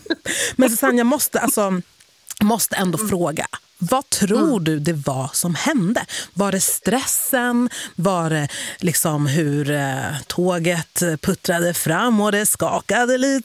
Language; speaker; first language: Swedish; native; Swedish